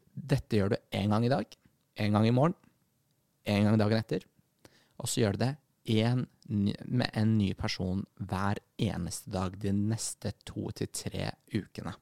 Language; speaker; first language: Norwegian; early bilingual, other home language; Arabic